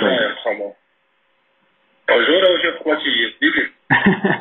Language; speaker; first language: Russian; non-native, fluent; Portuguese